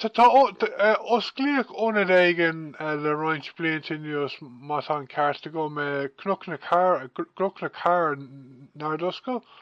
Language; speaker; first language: Irish; non-native, local second language; English